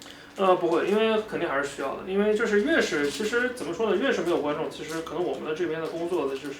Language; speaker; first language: Chinese; native; Chinese